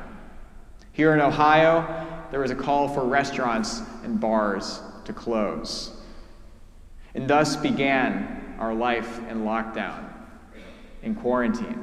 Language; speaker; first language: English; native; English